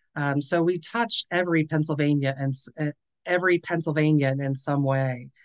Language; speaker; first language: English; native; English